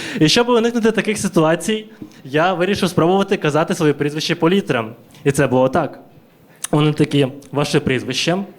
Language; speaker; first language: Ukrainian; early bilingual, other home language; Russian